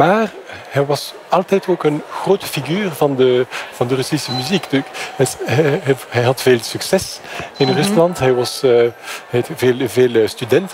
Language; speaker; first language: Dutch; non-native, fluent; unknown